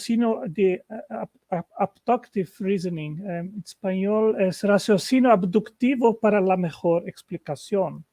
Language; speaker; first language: Spanish; non-native, fluent; Portuguese